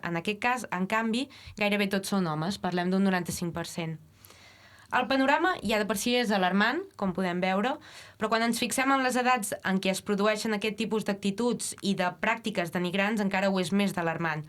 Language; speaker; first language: Catalan; native; Catalan